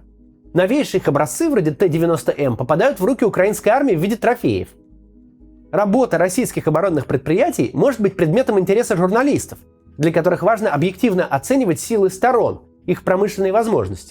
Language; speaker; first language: Russian; native; Russian